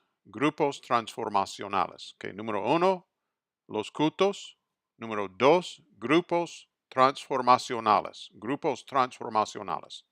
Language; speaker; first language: Spanish; non-native, fluent; English